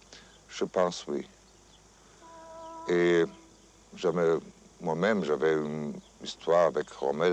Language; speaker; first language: French; non-native, fluent; German